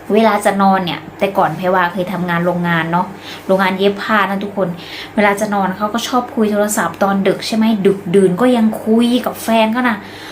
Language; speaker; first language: Thai; native; Thai